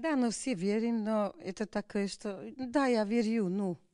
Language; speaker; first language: Russian; non-native, learner; Slovak